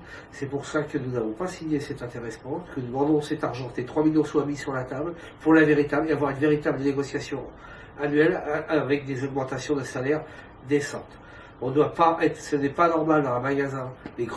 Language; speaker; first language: French; native; French